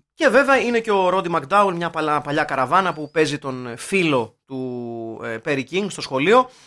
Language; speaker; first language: Greek; native; Greek